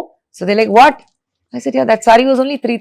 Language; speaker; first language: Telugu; non-native, local second language; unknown